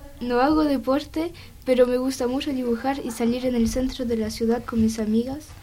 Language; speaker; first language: Spanish; early bilingual, heritage; Spanish